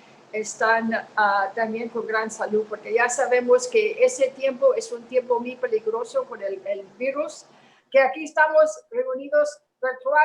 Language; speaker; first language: Spanish; early bilingual, heritage; Spanish